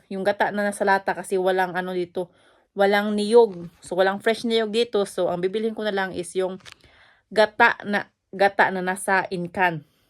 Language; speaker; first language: Filipino; non-native, local second language; Cebuano